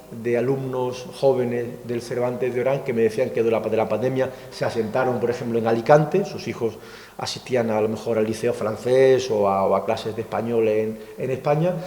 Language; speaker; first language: Spanish; native; Spanish